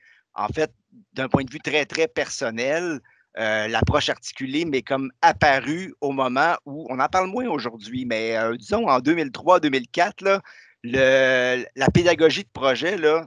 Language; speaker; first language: French; native; French